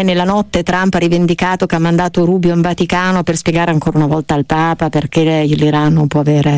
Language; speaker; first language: Italian; native; Italian